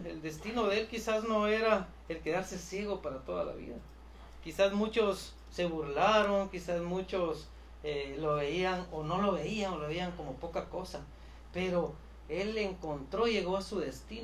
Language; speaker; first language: Spanish; native; Spanish